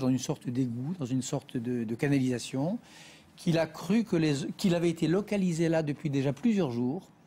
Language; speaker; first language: French; native; French